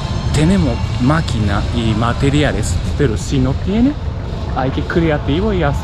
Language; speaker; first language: Spanish; non-native, learner; Japanese